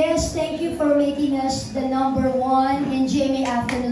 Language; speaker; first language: English; non-native, local second language; Filipino